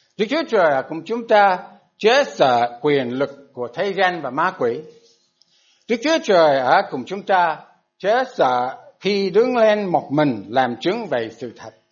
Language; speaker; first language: Vietnamese; non-native, fluent; English